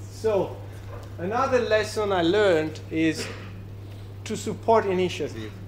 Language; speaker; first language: English; non-native, fluent; Italian